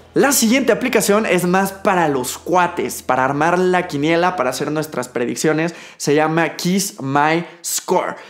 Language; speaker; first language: Spanish; native; Spanish